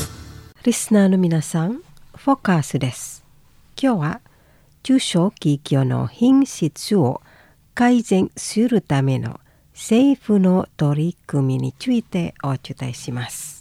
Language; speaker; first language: Japanese; non-native, fluent; Indonesian